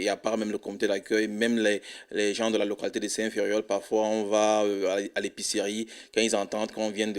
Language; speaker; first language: French; non-native, fluent; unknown